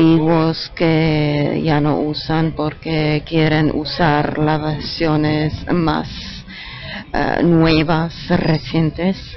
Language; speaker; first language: Spanish; non-native, fluent; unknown